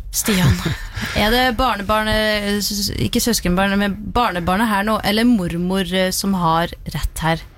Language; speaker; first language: Norwegian; native; Norwegian